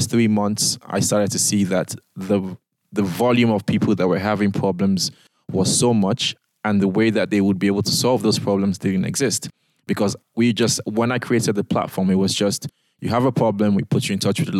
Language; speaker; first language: English; non-native, local second language; Yoruba